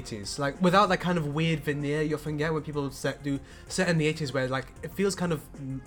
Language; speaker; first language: English; native; English